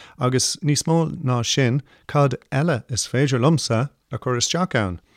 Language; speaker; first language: Irish; non-native, local second language; English